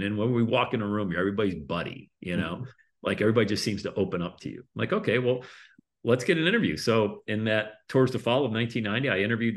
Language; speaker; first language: English; native; English